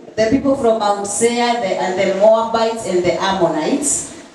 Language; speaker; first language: English; non-native, fluent; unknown